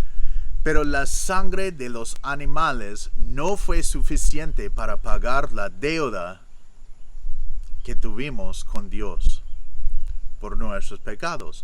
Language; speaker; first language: Spanish; non-native, fluent; English